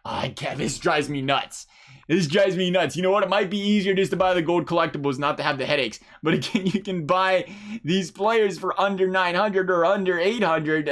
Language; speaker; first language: English; native; English